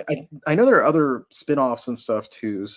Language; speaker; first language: English; native; English